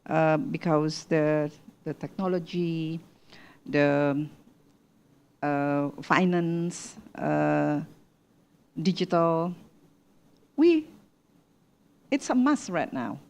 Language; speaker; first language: English; non-native, learner; Indonesian